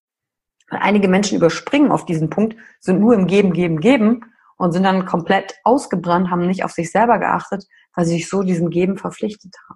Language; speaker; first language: German; native; German